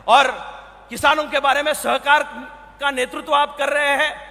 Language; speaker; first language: Hindi; non-native, local second language; Marathi